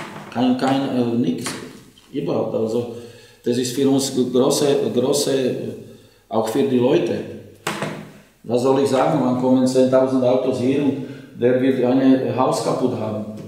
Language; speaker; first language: German; non-native, learner; Slovak